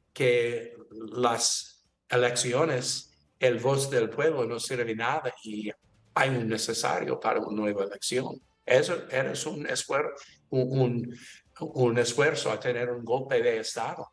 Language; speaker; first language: Spanish; non-native, learner; English